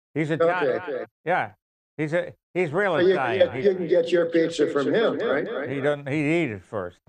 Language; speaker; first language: English; native; English